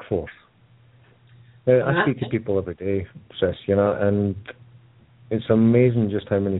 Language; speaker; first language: English; native; English